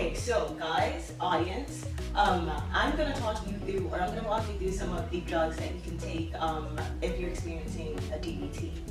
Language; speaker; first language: English; native; English